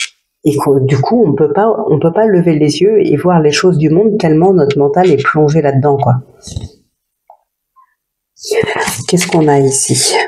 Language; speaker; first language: French; native; French